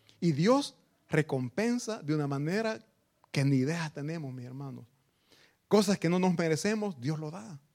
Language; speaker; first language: Spanish; native; Spanish